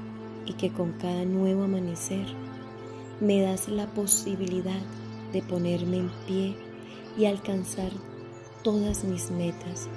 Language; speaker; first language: Spanish; native; Spanish